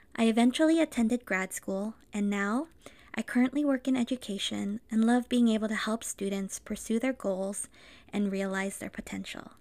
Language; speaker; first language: English; native; English